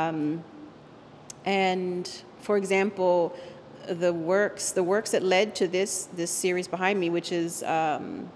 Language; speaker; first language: English; early bilingual, other home language; Spanish